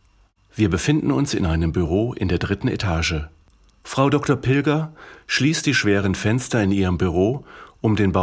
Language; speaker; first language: German; native; German